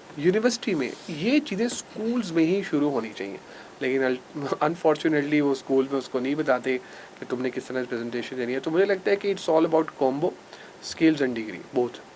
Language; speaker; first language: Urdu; non-native, local second language; Punjabi